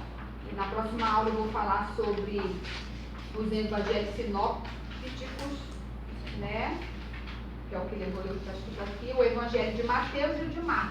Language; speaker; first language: Portuguese; native; Portuguese